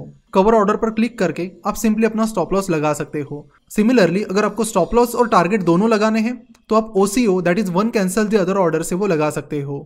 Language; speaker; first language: Hindi; non-native, local second language; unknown